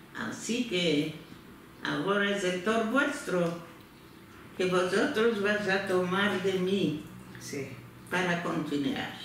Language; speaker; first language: Spanish; early bilingual, heritage; Turkish